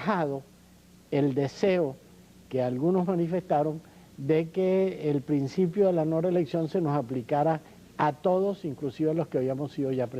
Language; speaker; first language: Spanish; native; Spanish